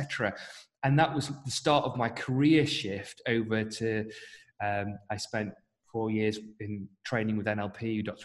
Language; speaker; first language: English; native; English